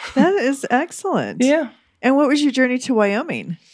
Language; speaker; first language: English; native; English